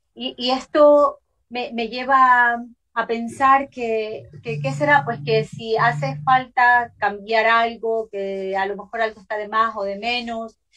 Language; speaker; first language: Spanish; native; Spanish